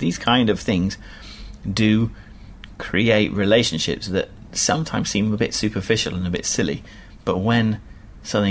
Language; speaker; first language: English; native; English